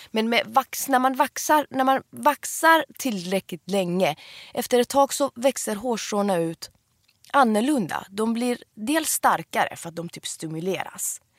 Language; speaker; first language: Swedish; early bilingual, other home language; Persian